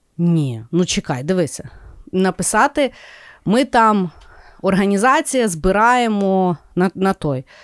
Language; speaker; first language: Ukrainian; native; Ukrainian